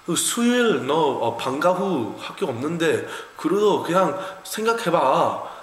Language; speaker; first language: Korean; non-native, learner; English